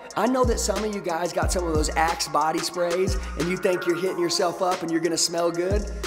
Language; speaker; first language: English; native; English